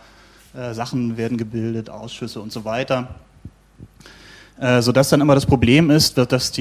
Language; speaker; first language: German; native; German